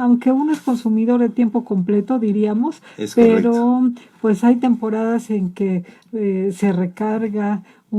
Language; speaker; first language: Spanish; native; Spanish